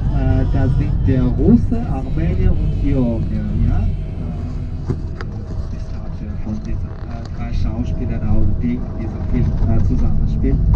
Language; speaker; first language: German; non-native, fluent; Armenian